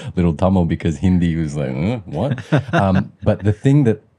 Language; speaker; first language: English; early bilingual, other home language; Sinhala